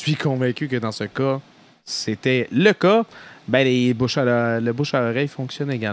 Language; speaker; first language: French; native; French